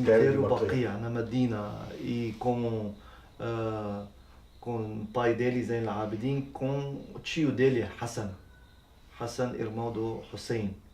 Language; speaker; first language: Portuguese; non-native, learner; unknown